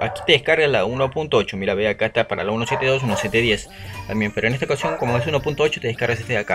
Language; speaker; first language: Spanish; native; Spanish